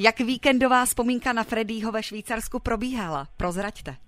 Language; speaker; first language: Czech; native; Czech